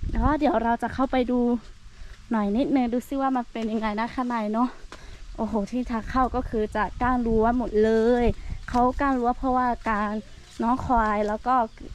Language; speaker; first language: Thai; non-native, local second language; Lahu